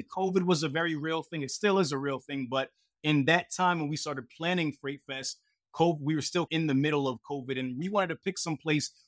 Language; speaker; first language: English; native; English